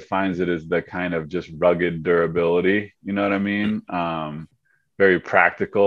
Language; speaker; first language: English; native; English